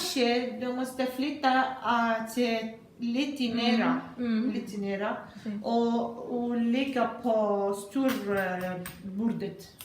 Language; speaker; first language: Swedish; non-native, learner; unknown